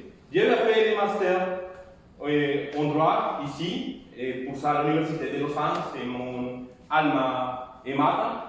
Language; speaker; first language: French; non-native, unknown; Spanish